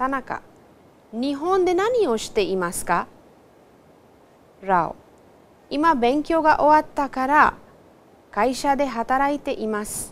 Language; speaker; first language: Japanese; non-native, fluent; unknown